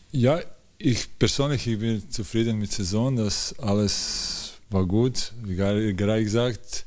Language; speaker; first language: German; non-native, learner; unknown